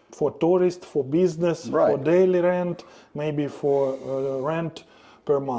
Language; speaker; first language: English; non-native, learner; Russian